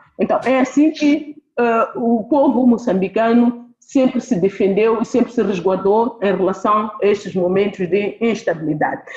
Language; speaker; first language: Portuguese; non-native, local second language; Tsonga